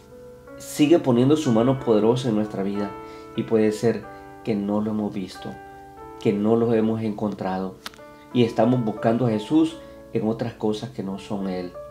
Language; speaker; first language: Spanish; native; Spanish